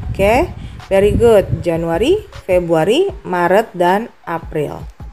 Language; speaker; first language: English; non-native, fluent; Indonesian